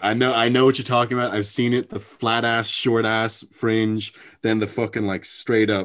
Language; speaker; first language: English; native; English